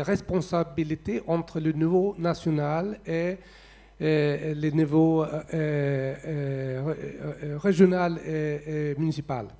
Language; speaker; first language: French; non-native, fluent; Swedish